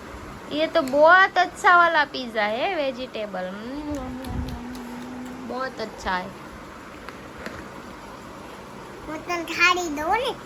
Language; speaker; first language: Hindi; non-native, local second language; Gujarati